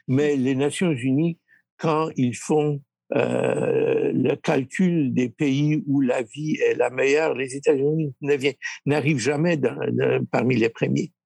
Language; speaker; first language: French; early bilingual, other home language; Polish